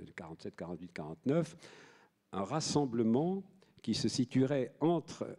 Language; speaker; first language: French; native; French